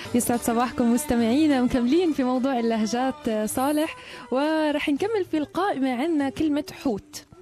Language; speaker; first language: Arabic; native; Arabic